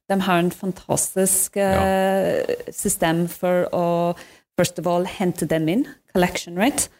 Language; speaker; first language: Norwegian; non-native, fluent; English